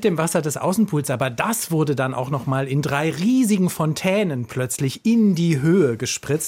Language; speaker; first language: German; native; German